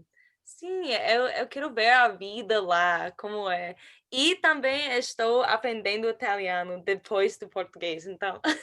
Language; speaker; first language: Portuguese; non-native, learner; English